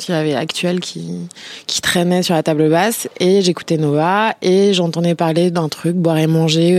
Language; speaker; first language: French; native; French